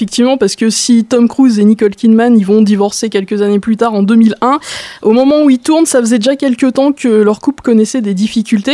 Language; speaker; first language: French; native; French